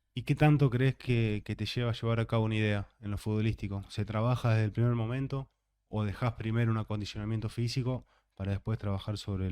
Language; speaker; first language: Spanish; native; Spanish